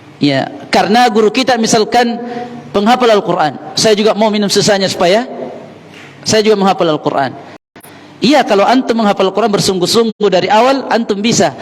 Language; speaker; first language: Malay; non-native, local second language; Buginese